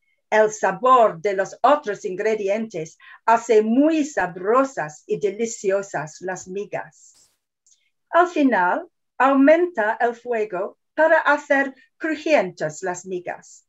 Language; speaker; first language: Spanish; non-native, fluent; English